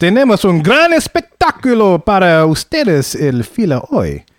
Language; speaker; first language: Spanish; non-native, learner; English